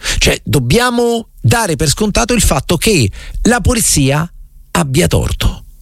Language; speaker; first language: Italian; native; Italian